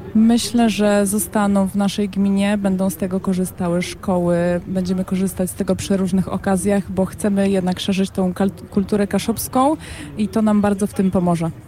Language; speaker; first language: Polish; native; Polish